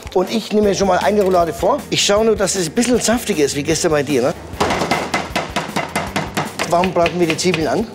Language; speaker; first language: German; native; German